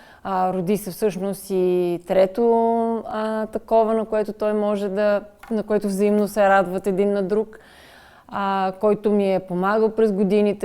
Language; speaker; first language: Bulgarian; native; Bulgarian